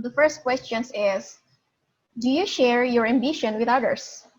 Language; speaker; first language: English; non-native, fluent; Indonesian